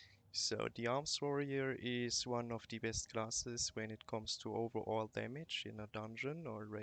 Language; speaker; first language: English; non-native, fluent; German